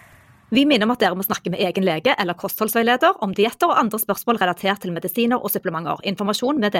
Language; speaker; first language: Norwegian; native; Norwegian